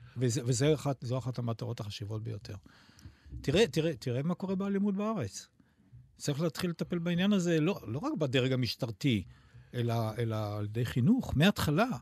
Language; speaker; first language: Hebrew; native; Hebrew